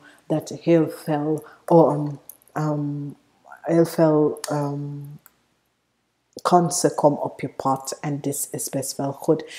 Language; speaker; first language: Dutch; non-native, fluent; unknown